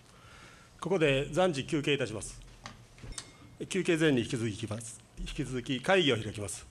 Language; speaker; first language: Japanese; native; Japanese